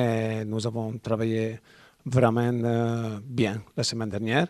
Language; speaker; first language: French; non-native, learner; Italian